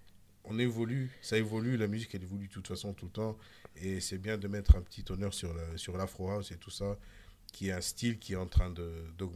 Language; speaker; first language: French; native; French